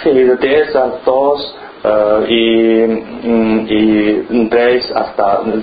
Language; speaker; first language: Spanish; non-native, learner; Chinese